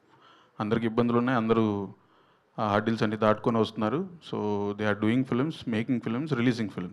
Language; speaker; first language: Telugu; native; Telugu